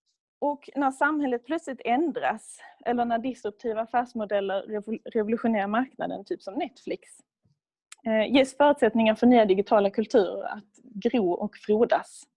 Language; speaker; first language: Swedish; native; Swedish